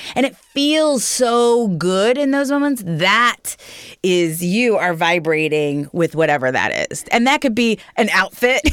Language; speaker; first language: English; native; English